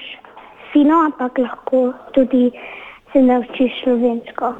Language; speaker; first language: Slovenian; early bilingual, heritage; English